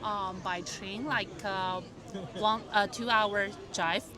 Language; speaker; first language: English; non-native, fluent; Chinese